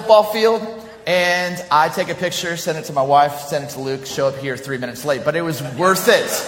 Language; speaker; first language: English; native; English